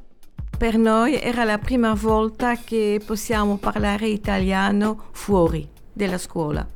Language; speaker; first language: Italian; non-native, learner; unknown